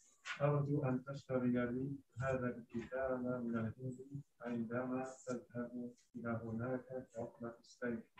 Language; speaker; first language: Arabic; non-native, learner; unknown